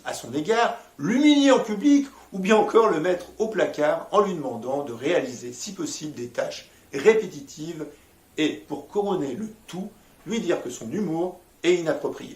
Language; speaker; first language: French; native; French